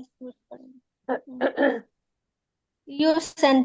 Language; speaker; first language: Italian; non-native, learner; Urdu